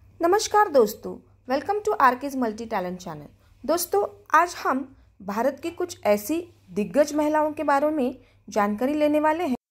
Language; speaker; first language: Hindi; non-native, local second language; Marathi